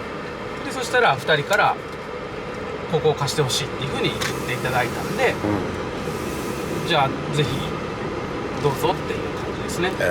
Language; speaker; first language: Japanese; native; Japanese